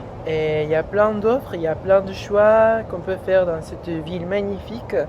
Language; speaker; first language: French; non-native, fluent; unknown